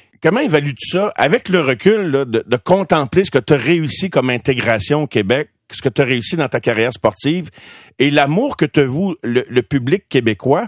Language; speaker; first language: French; native; French